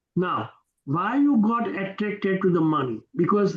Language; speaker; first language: English; non-native, local second language; Gujarati